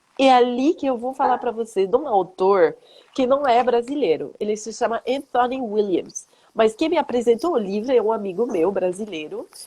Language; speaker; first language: Portuguese; non-native, fluent; French